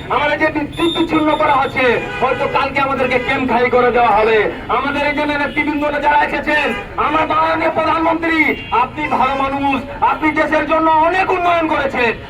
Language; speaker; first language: Bangla; non-native, local second language; Urdu